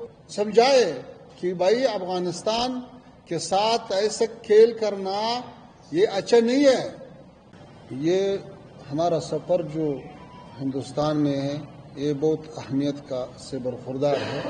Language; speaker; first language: Hindi; non-native, fluent; Pashto